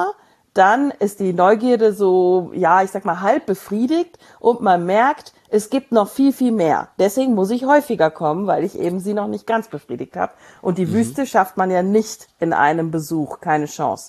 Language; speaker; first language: German; native; German